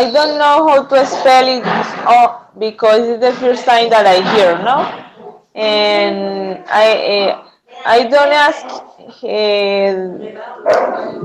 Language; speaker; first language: English; non-native, learner; Spanish